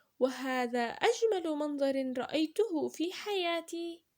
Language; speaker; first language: Arabic; native; Arabic